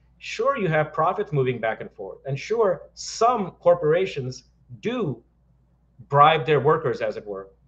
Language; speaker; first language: English; non-native, local second language; Hindi